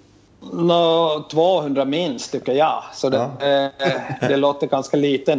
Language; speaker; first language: Swedish; non-native, fluent; Finnish